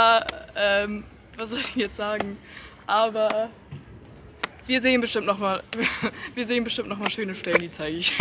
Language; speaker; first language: German; native; German